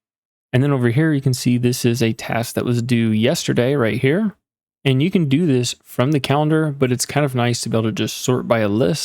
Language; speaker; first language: English; native; English